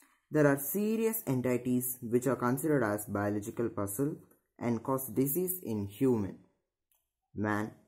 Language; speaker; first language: English; non-native, local second language; Tamil